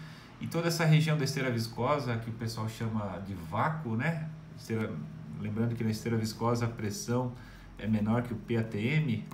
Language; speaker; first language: Portuguese; native; Portuguese